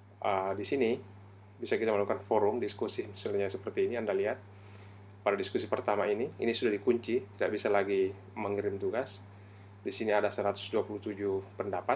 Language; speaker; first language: Indonesian; native; Indonesian